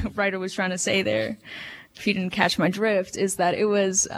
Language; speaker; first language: English; early bilingual, other home language; Spanish